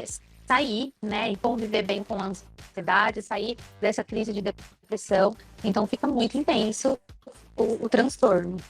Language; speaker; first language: Portuguese; native; Portuguese